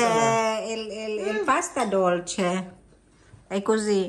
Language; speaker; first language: Italian; non-native, learner; Filipino